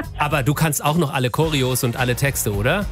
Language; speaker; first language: German; native; German